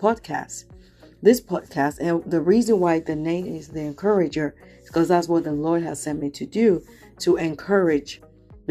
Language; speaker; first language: English; non-native, local second language; Yoruba